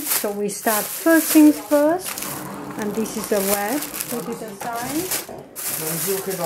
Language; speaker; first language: English; non-native, learner; Chinese